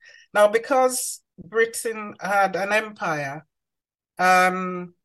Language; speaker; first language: English; native; English